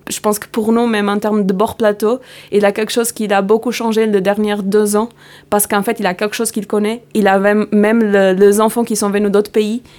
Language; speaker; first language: French; non-native, fluent; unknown